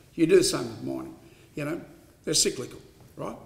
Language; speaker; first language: English; native; English